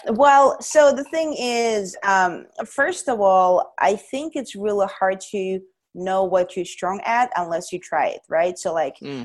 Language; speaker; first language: English; non-native, fluent; Russian